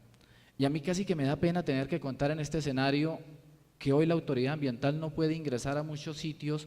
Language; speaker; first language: Spanish; native; Spanish